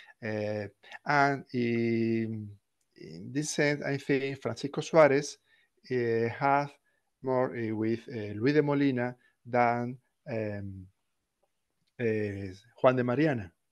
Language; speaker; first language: English; non-native, fluent; Spanish